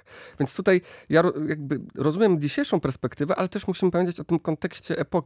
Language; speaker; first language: Polish; native; Polish